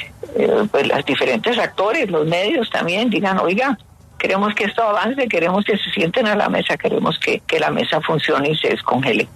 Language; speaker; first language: Spanish; native; Spanish